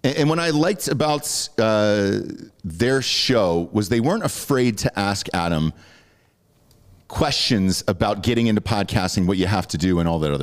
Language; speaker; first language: English; native; English